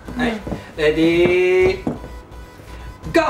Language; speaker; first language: Japanese; native; Japanese